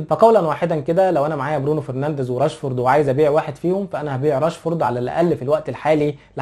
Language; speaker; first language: Arabic; native; Arabic